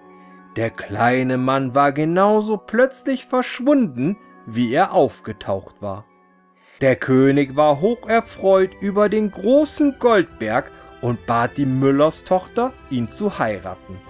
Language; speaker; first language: German; native; German